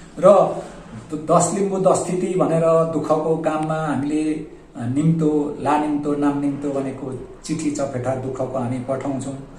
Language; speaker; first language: Nepali; non-native, local second language; Limbu